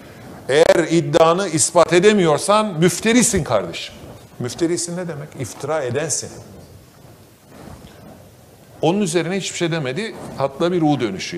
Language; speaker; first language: Turkish; native; Turkish